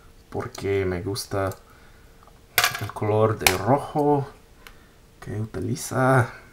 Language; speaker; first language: Spanish; non-native, learner; English